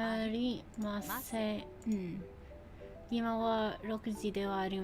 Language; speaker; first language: Japanese; non-native, learner; English